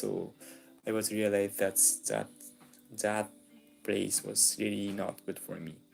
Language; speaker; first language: English; non-native, local second language; Filipino